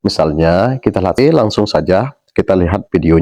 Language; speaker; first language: Indonesian; native; Indonesian